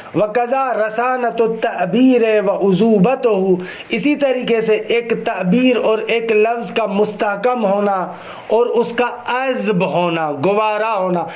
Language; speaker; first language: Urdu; non-native, local second language; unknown